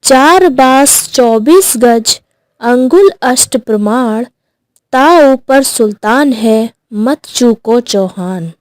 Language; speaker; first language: Hindi; native; Hindi